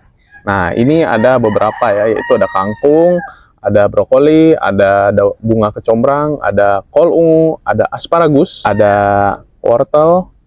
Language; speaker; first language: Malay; non-native, local second language; Sundanese